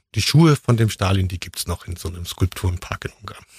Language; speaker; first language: German; native; German